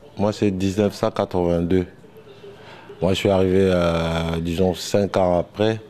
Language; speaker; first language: French; non-native, local second language; Lingala